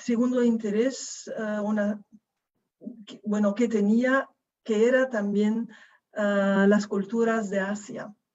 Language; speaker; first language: Spanish; non-native, fluent; Dutch